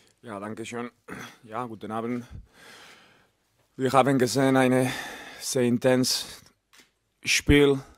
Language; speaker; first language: German; non-native, learner; Spanish